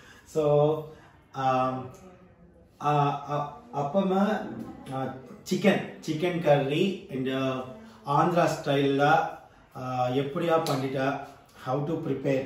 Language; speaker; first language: Tamil; non-native, learner; Telugu